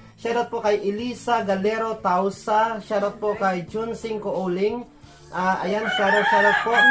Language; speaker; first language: Filipino; non-native, local second language; Waray